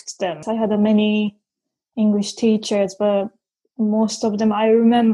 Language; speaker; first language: English; non-native, fluent; Japanese